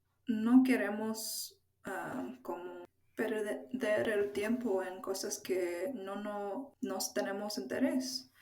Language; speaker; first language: Spanish; non-native, fluent; English